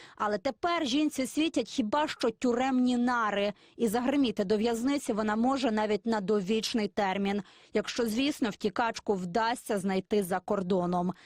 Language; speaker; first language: Ukrainian; native; Ukrainian